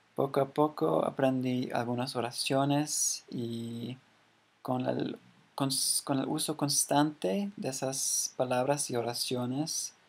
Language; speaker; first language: Spanish; non-native, fluent; English